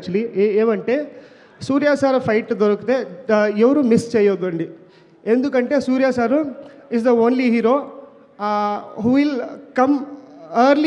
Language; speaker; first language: Telugu; non-native, learner; Kannada